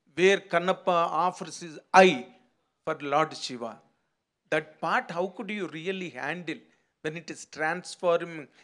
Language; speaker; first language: English; non-native, local second language; Telugu